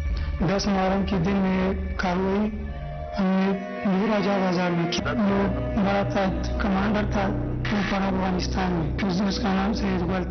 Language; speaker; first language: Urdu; non-native, local second language; Pashto